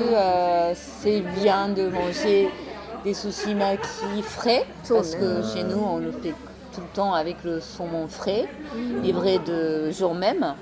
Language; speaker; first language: French; non-native, fluent; Japanese